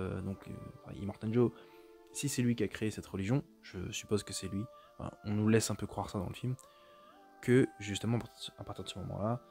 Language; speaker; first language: French; native; French